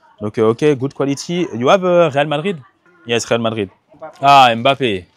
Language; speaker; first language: English; non-native, learner; French